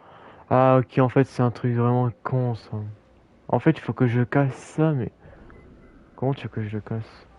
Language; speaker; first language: French; native; French